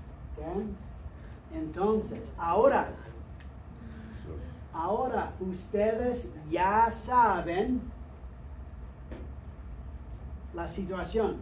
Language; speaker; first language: Spanish; non-native, fluent; English